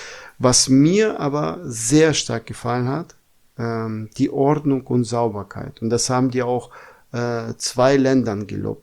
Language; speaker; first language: German; non-native, fluent; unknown